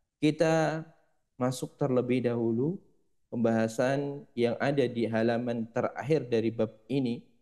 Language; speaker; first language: Indonesian; native; Indonesian